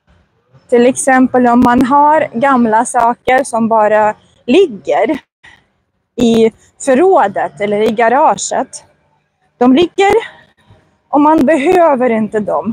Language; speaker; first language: Swedish; non-native, fluent; Russian